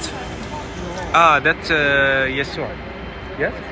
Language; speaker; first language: English; non-native, learner; Arabic